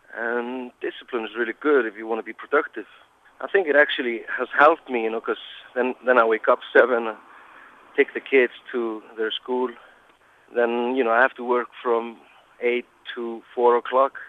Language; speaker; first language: English; non-native, fluent; Icelandic